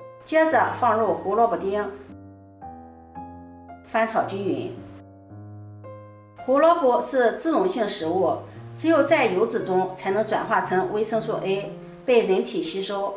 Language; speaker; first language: Chinese; native; Chinese